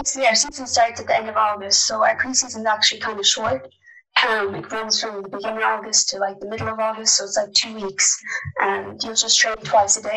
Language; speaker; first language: English; native; English